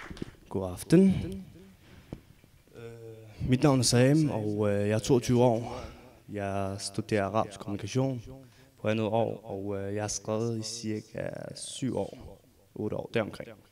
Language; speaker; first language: Danish; early bilingual, other home language; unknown